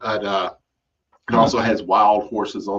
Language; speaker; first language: English; native; English